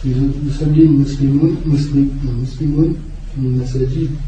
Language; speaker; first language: Arabic; non-native, learner; French